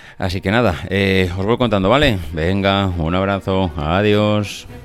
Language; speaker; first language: Spanish; native; Spanish